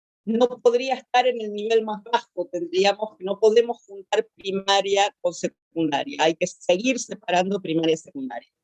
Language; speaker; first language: Spanish; native; Spanish